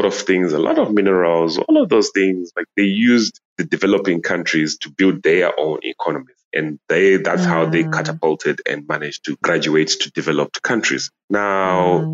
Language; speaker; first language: English; non-native, local second language; Nyanja